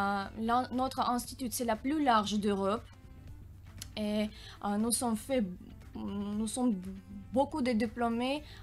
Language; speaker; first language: French; non-native, learner; Russian